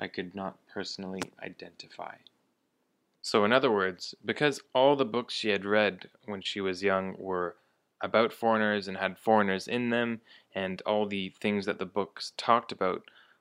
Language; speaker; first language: English; native; English